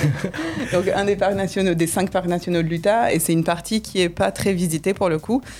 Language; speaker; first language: French; native; French